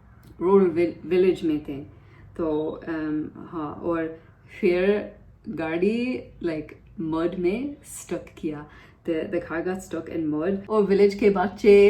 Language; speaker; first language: Hindi; non-native, learner; English